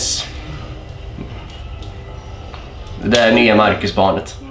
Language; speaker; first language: Swedish; native; Swedish